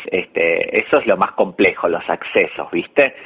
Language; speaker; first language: Spanish; native; Spanish